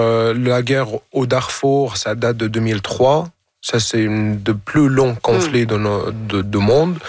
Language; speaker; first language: French; non-native, fluent; Arabic